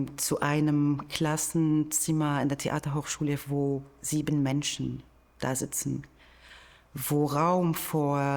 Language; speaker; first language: German; non-native, fluent; Arabic